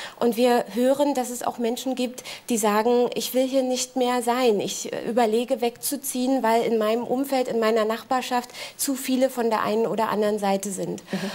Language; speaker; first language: German; native; German